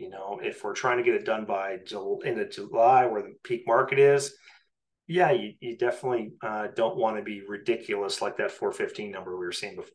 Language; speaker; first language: English; native; English